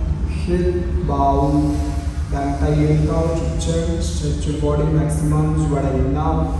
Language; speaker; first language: Vietnamese; non-native, learner; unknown